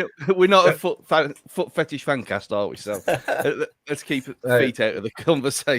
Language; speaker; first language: English; native; English